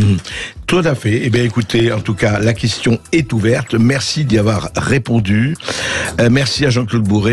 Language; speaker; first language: French; native; French